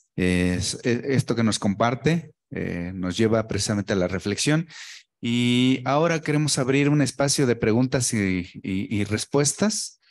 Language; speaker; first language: Spanish; native; Spanish